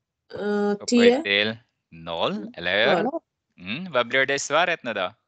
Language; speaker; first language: Swedish; non-native, fluent; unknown